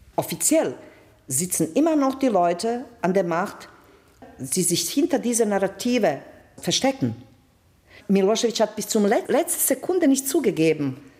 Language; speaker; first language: German; non-native, fluent; Bosnian